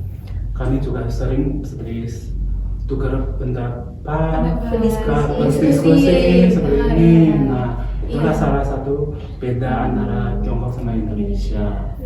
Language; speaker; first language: Indonesian; non-native, fluent; Chinese